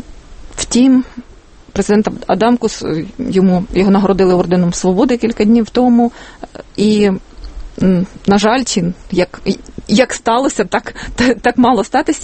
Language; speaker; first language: Ukrainian; native; Ukrainian